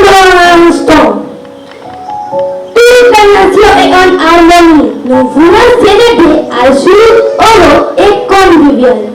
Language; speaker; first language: French; non-native, learner; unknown